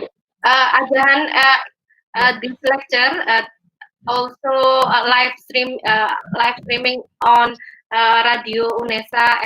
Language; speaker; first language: English; non-native, learner; Indonesian